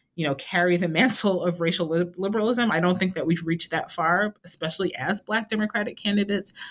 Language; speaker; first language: English; native; English